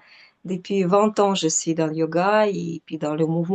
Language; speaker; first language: French; non-native, fluent; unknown